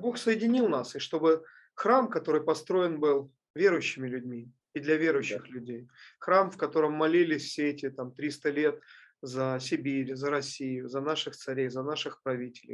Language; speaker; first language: Russian; native; Russian